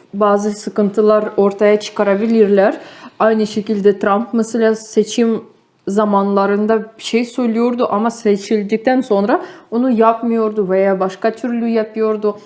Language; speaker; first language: Turkish; non-native, fluent; Russian